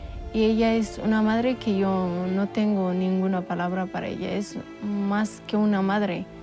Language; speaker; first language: Spanish; non-native, local second language; Amharic